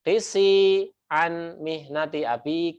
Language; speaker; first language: Arabic; non-native, fluent; Indonesian